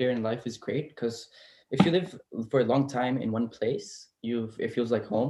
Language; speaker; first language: English; non-native, fluent; Portuguese